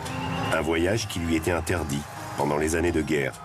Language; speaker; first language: French; native; French